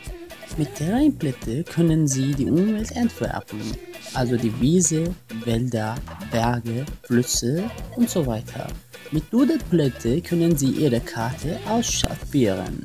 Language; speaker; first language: German; non-native, learner; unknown